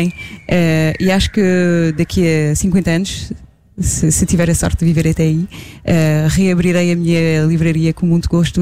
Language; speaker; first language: Portuguese; non-native, fluent; French